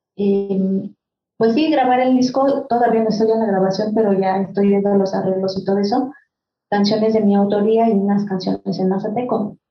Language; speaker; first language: Spanish; non-native, local second language; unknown